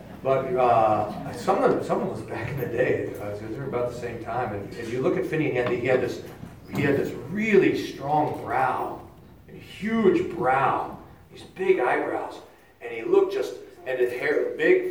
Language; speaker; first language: English; native; English